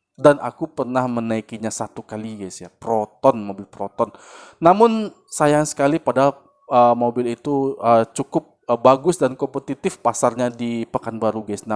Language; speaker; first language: Indonesian; native; Indonesian